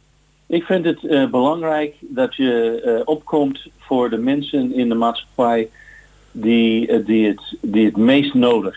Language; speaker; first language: Dutch; non-native, fluent; English